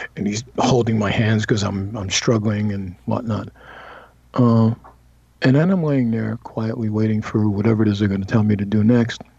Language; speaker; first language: English; native; English